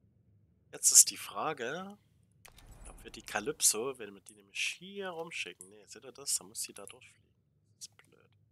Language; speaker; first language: German; native; German